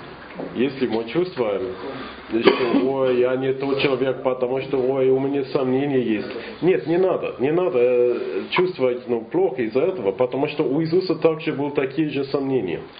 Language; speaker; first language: Russian; non-native, fluent; English